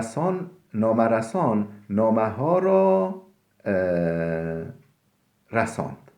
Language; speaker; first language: Persian; non-native, fluent; Turkish